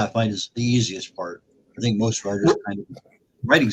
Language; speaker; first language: English; native; English